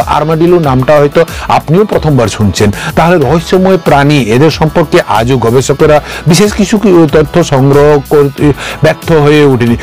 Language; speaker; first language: Bangla; non-native, local second language; Kok Borok